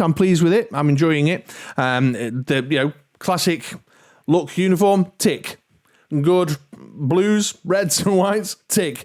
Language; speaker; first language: English; native; English